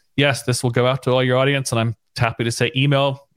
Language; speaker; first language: English; native; English